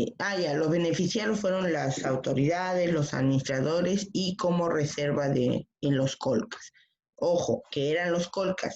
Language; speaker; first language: Spanish; native; Spanish